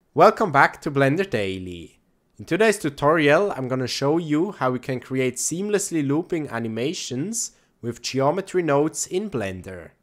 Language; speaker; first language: English; non-native, fluent; German